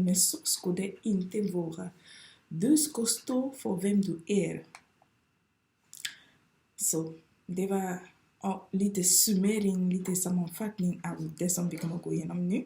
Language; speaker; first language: Swedish; non-native, fluent; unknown